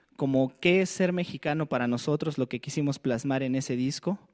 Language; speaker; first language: Spanish; non-native, local second language; Nahuatl languages